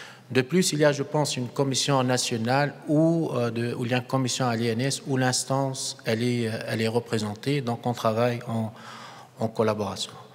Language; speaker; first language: French; non-native, local second language; Arabic